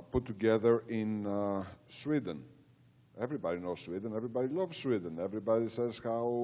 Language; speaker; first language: English; non-native, fluent; Greek